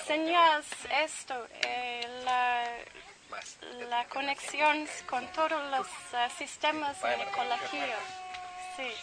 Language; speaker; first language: Spanish; non-native, learner; English